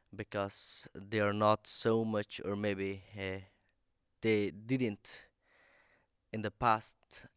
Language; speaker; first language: English; non-native, learner; Persian